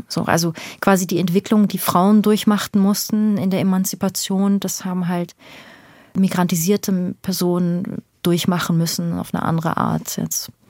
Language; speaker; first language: German; early bilingual, other home language; Persian